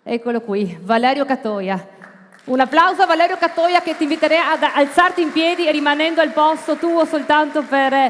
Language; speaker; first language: Italian; native; Italian